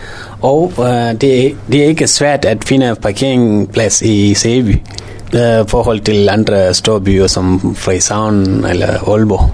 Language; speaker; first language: Danish; non-native, learner; Tamil